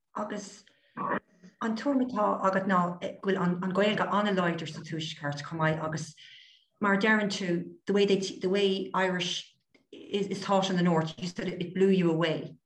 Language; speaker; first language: Irish; non-native, local second language; English